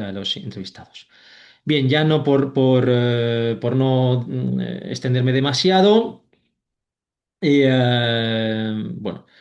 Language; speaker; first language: Spanish; native; Spanish